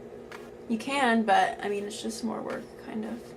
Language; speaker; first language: English; native; English